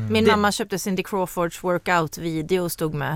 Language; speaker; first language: Swedish; native; Swedish